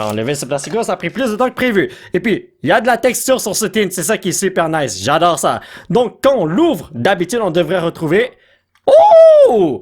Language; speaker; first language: French; native; French